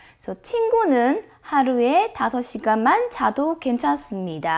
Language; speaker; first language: Korean; non-native, fluent; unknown